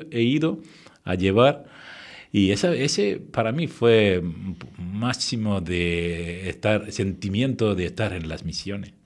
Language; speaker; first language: Spanish; non-native, fluent; Tamil